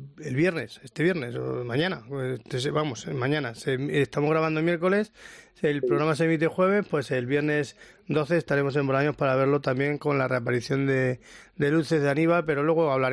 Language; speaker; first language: Spanish; native; Spanish